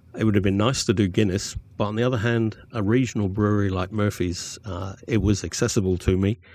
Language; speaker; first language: English; native; English